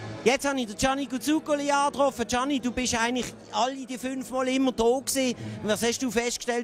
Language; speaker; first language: German; native; German